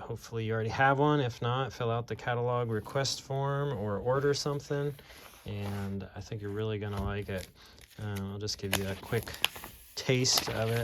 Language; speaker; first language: English; native; English